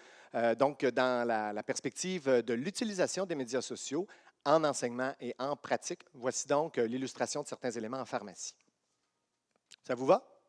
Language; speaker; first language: French; native; French